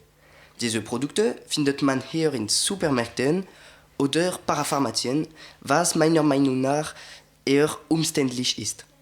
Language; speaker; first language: German; non-native, learner; French